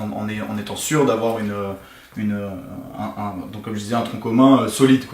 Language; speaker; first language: French; native; French